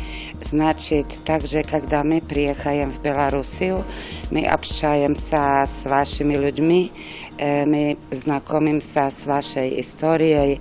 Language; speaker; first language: Russian; non-native, fluent; German